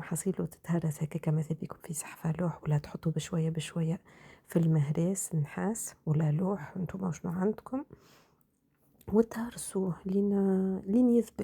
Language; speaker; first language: Arabic; native; Arabic